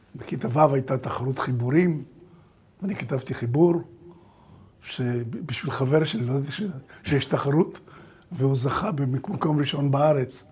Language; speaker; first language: Hebrew; early bilingual, other home language; Bulgarian